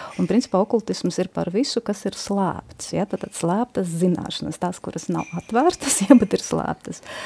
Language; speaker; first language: Latvian; non-native, local second language; Russian